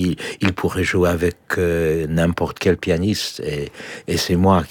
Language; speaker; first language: French; non-native, fluent; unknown